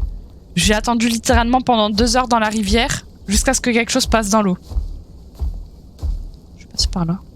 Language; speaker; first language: French; native; French